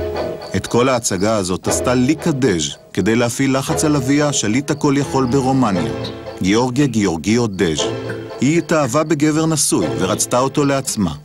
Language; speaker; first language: Hebrew; native; Hebrew